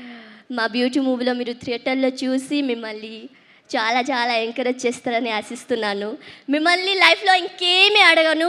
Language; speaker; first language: Telugu; early bilingual, heritage; Telugu